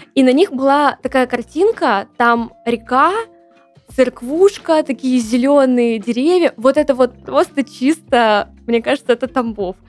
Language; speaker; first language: Russian; native; Russian